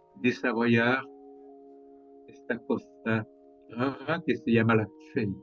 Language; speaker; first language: Spanish; non-native, fluent; French